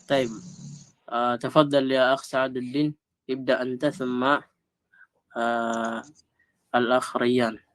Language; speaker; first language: Arabic; non-native, fluent; Filipino